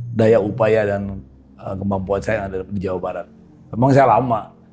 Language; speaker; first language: Indonesian; native; Indonesian